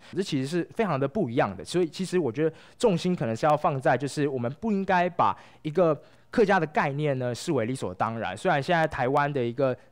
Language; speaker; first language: Chinese; native; Chinese